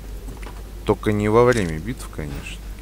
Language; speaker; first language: Russian; native; Russian